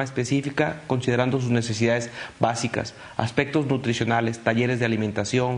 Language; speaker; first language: Spanish; native; Spanish